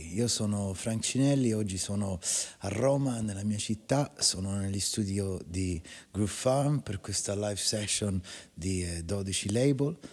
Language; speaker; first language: Italian; early bilingual, heritage; Italian